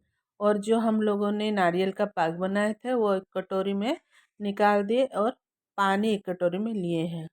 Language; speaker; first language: Hindi; non-native, local second language; Odia